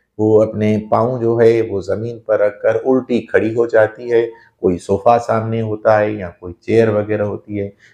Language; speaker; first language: Urdu; non-native, local second language; Sindhi